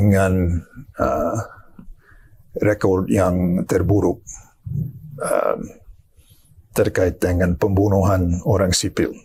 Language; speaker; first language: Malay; non-native, fluent; English